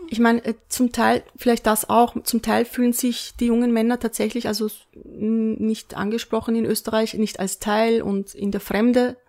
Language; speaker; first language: German; early bilingual, other home language; Turkish